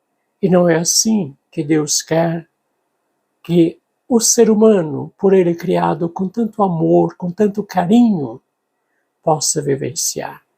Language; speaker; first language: Portuguese; native; Portuguese